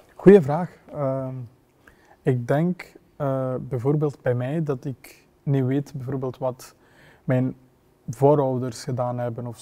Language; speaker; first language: Dutch; non-native, fluent; Kinyarwanda